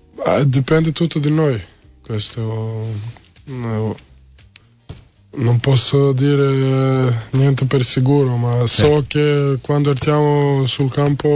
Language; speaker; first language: Italian; non-native, learner; Serbian